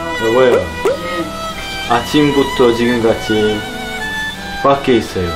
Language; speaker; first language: Korean; non-native, learner; Turkish